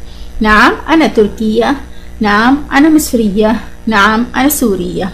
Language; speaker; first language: Arabic; non-native, fluent; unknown